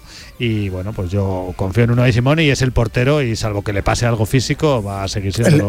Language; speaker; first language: Spanish; native; Spanish